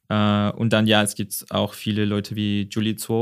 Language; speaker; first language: German; non-native, fluent; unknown